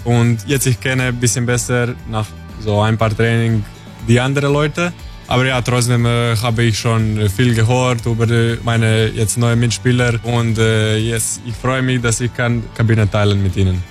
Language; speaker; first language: German; non-native, learner; Croatian